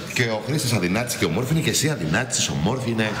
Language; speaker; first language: Greek; native; Greek